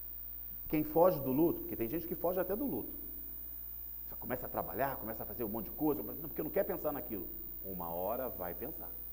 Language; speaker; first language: Portuguese; native; Portuguese